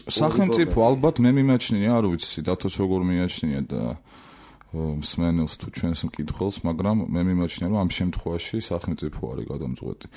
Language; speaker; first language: Georgian; native; Georgian